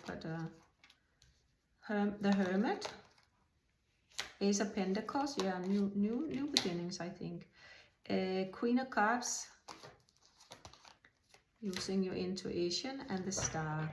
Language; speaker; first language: English; non-native, fluent; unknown